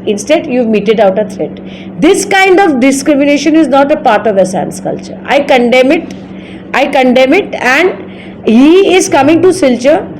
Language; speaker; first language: English; non-native, local second language; Bangla